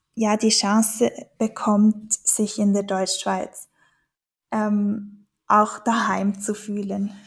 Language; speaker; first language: German; native; German